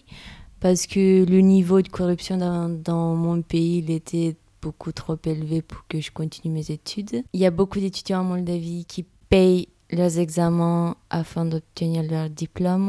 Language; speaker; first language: French; non-native, fluent; Romanian